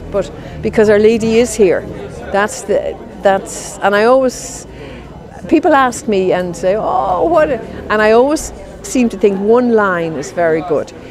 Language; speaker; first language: English; native; English